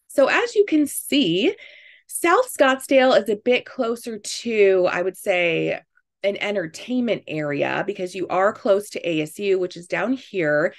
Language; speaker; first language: English; native; English